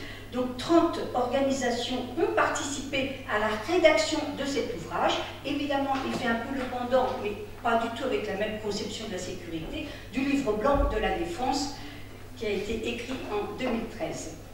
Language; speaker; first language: French; native; French